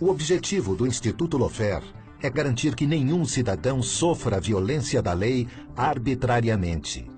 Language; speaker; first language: Portuguese; native; Portuguese